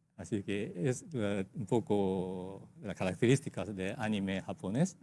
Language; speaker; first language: Spanish; non-native, fluent; Japanese